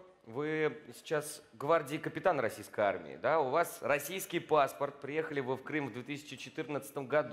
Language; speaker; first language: Russian; native; Russian